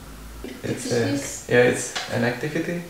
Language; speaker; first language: English; non-native, learner; Indonesian